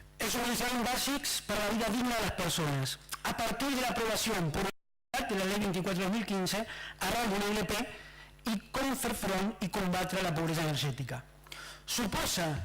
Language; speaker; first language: Catalan; non-native, local second language; Spanish